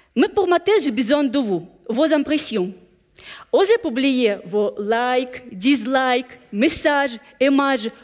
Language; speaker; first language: French; non-native, fluent; Russian